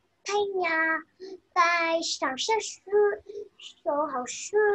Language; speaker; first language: Chinese; early bilingual, other home language; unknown